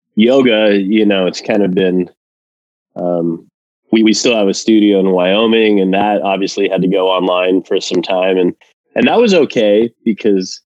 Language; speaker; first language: English; non-native, fluent; Spanish